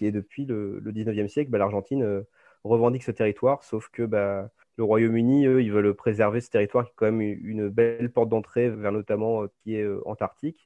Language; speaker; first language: French; native; French